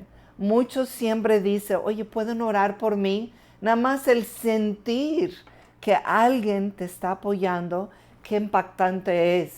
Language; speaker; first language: Spanish; non-native, fluent; English